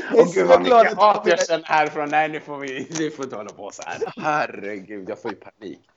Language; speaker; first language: Swedish; native; Swedish